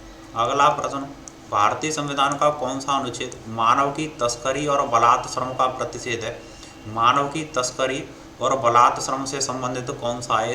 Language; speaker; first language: Hindi; native; Hindi